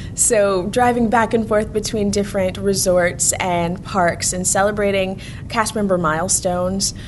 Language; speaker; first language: English; native; English